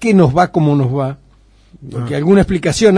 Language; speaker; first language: Spanish; native; Spanish